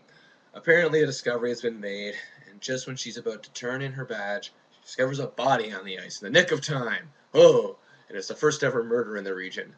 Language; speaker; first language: English; native; English